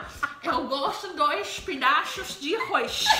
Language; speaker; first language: Portuguese; non-native, fluent; English